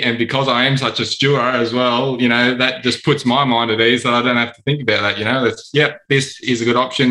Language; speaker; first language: English; native; English